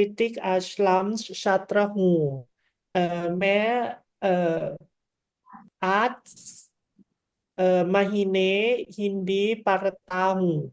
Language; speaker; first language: Hindi; non-native, learner; Thai